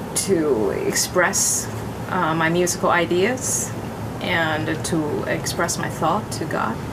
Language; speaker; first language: English; non-native, fluent; Chinese